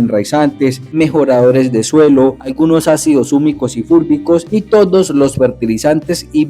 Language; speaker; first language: Spanish; native; Spanish